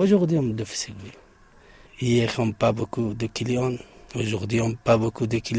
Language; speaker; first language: French; non-native, learner; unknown